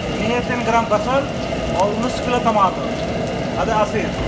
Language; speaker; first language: Arabic; non-native, learner; Urdu